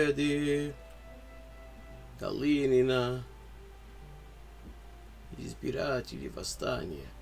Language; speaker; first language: Russian; non-native, fluent; English